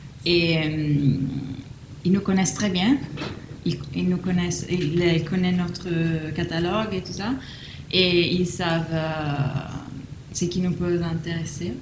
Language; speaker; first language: French; non-native, fluent; Italian